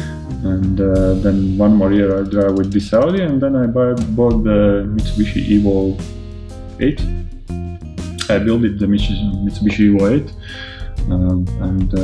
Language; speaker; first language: English; non-native, learner; Latvian